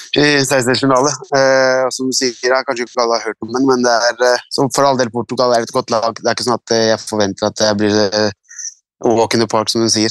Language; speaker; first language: Norwegian; early bilingual, other home language; Arabic